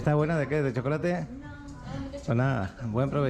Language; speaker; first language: Spanish; native; Spanish